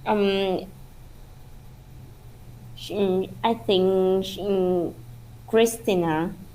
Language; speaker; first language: English; non-native, learner; Vietnamese